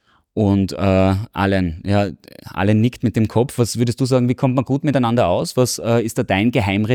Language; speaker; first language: German; native; German